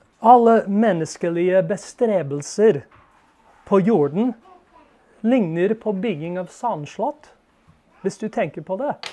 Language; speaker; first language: Norwegian; non-native, fluent; English